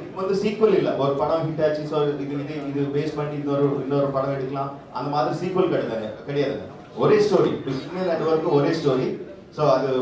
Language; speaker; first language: Tamil; non-native, local second language; Telugu